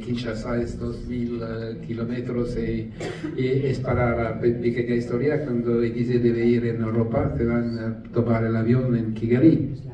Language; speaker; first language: Spanish; non-native, learner; French